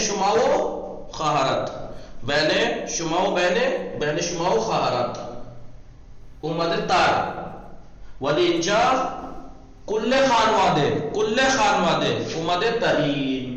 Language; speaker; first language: Persian; non-native, fluent; Urdu